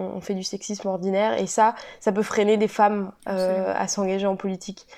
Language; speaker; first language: French; native; French